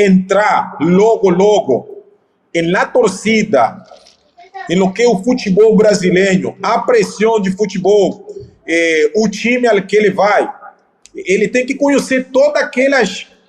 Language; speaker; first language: Portuguese; non-native, fluent; Spanish